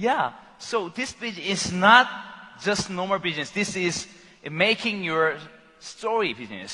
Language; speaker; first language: English; non-native, learner; Korean